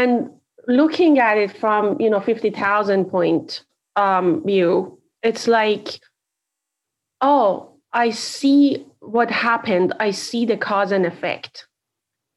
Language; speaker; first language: English; non-native, fluent; Persian